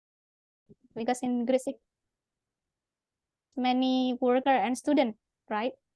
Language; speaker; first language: English; non-native, learner; Indonesian